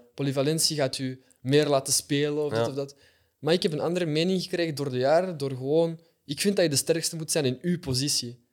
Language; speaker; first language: Dutch; native; Dutch